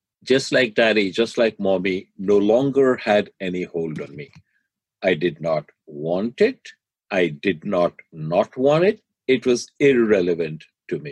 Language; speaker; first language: English; non-native, local second language; Hindi